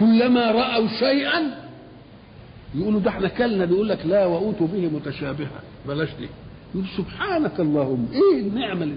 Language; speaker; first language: Arabic; native; Arabic